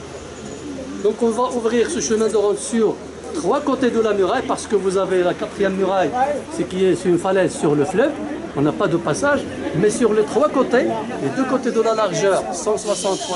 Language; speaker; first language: French; non-native, local second language; Arabic